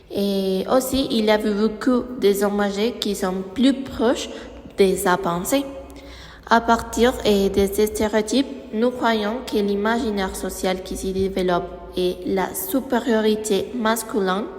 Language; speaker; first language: French; non-native, learner; Spanish